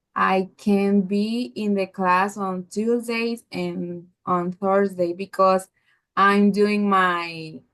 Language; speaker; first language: English; non-native, learner; Spanish